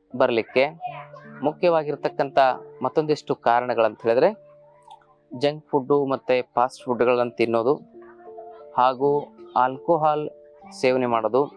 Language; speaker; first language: Kannada; native; Kannada